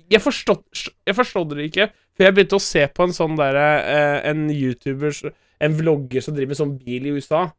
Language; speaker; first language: Norwegian; native; Norwegian